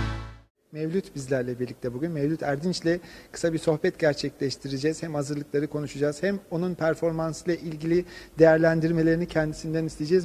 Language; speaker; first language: Turkish; native; Turkish